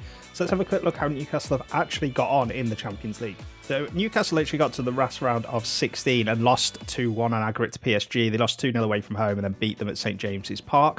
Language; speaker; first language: English; native; English